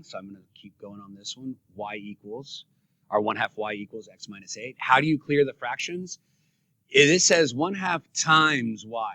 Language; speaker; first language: English; native; English